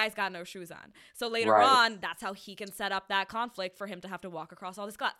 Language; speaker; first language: English; non-native, local second language; Hindi